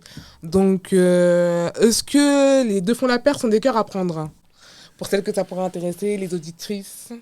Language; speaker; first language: French; native; French